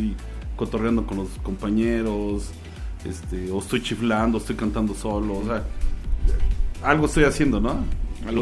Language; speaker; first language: Spanish; native; Spanish